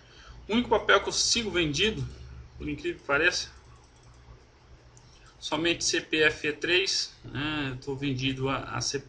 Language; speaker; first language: Portuguese; native; Portuguese